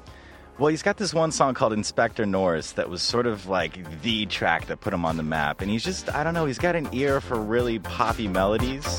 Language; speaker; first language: English; native; English